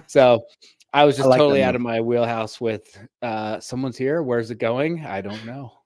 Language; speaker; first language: English; native; English